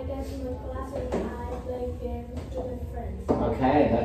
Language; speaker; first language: English; non-native, learner; Vietnamese